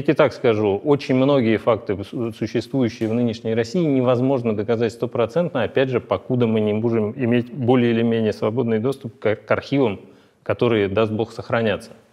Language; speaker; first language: Russian; native; Russian